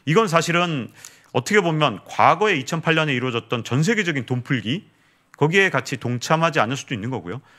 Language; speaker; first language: Korean; native; Korean